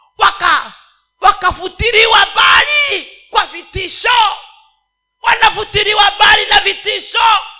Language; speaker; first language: Swahili; non-native, local second language; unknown